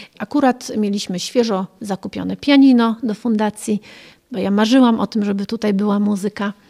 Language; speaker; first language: Polish; early bilingual, other home language; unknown